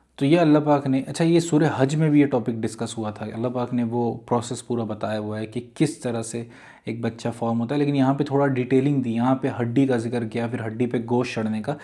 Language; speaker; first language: Urdu; native; Urdu